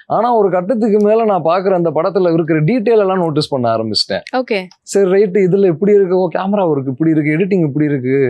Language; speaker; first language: Tamil; native; Tamil